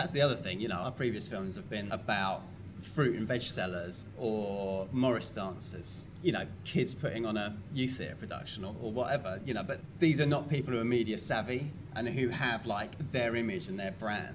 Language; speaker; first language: English; native; English